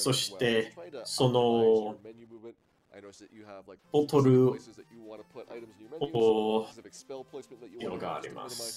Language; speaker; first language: Japanese; non-native, learner; English